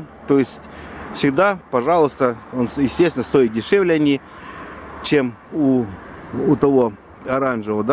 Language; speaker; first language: Russian; native; Russian